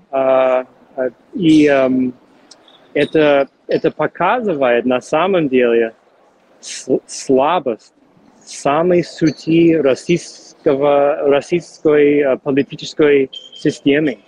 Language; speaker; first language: Russian; non-native, fluent; English